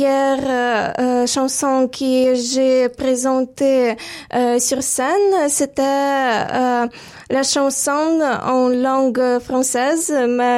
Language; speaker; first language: French; non-native, fluent; Ukrainian